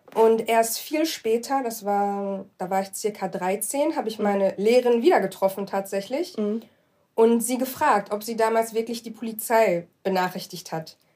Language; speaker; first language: German; early bilingual, other home language; Arabic